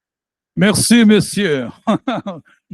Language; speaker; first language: French; non-native, learner; Portuguese